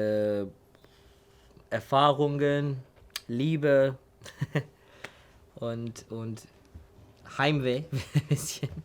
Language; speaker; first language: German; non-native, learner; Turkish